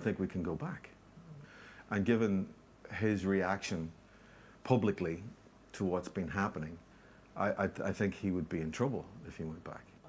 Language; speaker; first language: English; native; English